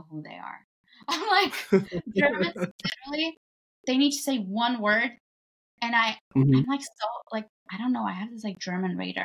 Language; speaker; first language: English; non-native, fluent; Bulgarian